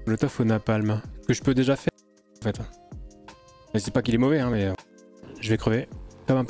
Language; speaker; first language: French; native; French